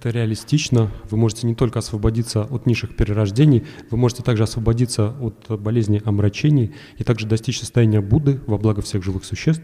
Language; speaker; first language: Russian; native; Russian